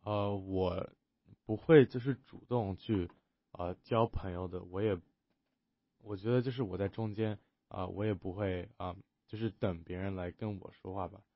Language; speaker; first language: Chinese; early bilingual, heritage; Chinese